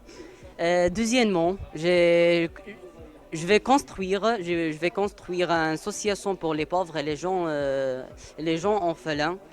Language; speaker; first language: French; non-native, learner; Arabic